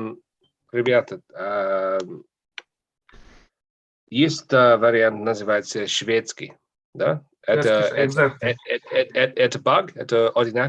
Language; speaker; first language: Russian; non-native, fluent; English